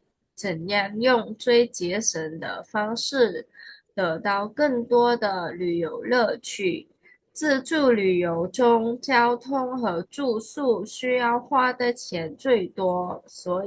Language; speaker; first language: Chinese; non-native, fluent; Khmer